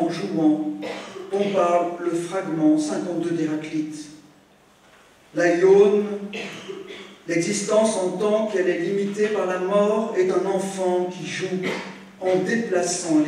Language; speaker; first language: French; native; French